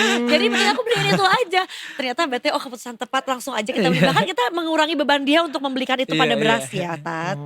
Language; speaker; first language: Indonesian; native; Indonesian